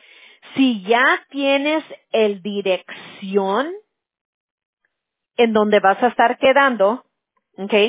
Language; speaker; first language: Spanish; early bilingual, heritage; Spanish